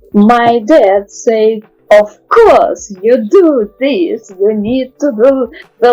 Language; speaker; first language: English; non-native, learner; Russian